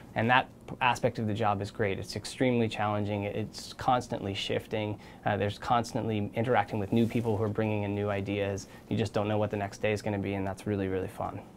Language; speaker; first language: English; native; English